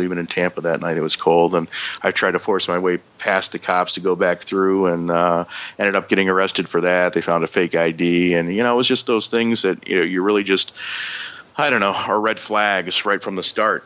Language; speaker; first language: English; native; English